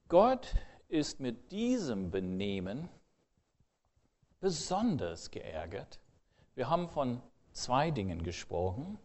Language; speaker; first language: German; non-native, fluent; English